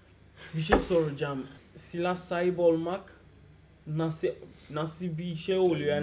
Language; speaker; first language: Turkish; non-native, learner; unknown